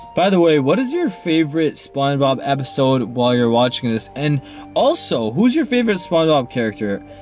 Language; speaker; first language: English; native; English